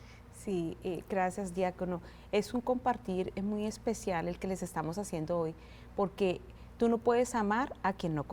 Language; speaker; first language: Spanish; native; Spanish